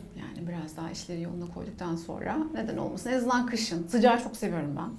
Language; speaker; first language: Turkish; native; Turkish